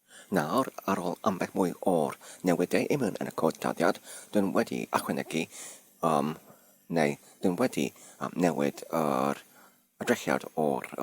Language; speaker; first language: Welsh; non-native, fluent; English